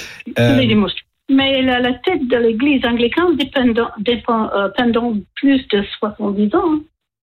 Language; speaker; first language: French; non-native, learner; English